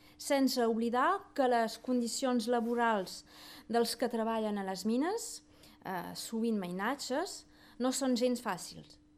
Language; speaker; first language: Catalan; native; Catalan